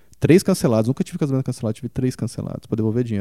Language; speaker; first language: Portuguese; native; Portuguese